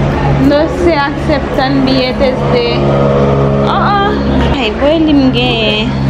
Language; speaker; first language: Spanish; non-native, learner; Haitian Creole